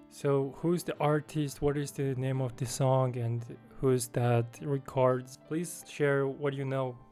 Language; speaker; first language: English; non-native, learner; Mongolian